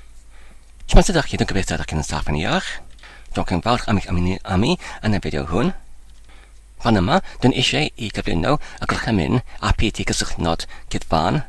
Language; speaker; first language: Welsh; non-native, learner; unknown